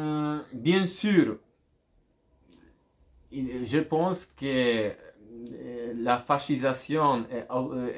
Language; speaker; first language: French; non-native, learner; Polish